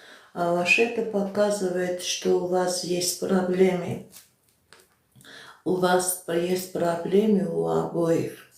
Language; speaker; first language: Russian; non-native, fluent; Armenian